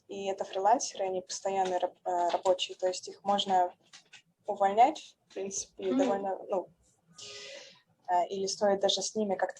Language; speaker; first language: Russian; native; Russian